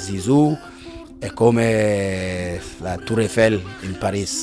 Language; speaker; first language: Spanish; non-native, learner; French